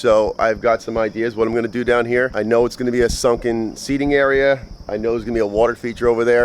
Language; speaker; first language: English; native; English